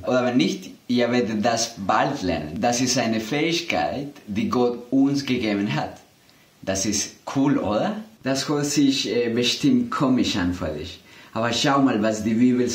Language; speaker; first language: German; non-native, fluent; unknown